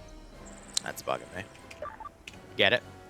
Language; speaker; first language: English; native; English